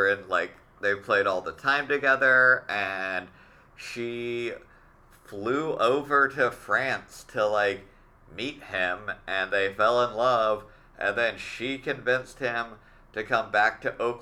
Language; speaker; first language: English; native; English